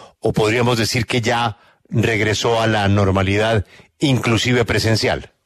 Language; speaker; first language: Spanish; native; Spanish